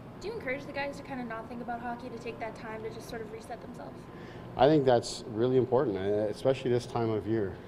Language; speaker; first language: English; native; English